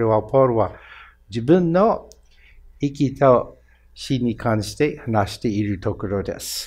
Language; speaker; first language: Japanese; non-native, fluent; English